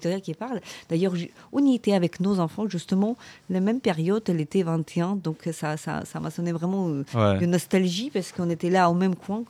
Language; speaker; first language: French; non-native, fluent; Ukrainian